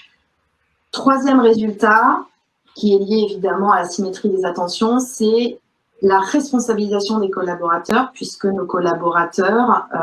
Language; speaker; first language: French; native; French